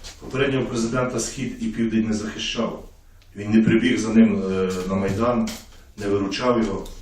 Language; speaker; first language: Ukrainian; native; Ukrainian